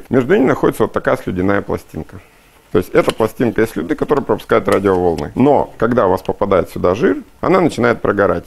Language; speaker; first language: Russian; native; Russian